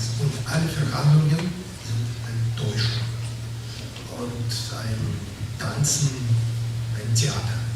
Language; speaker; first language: German; non-native, learner; Russian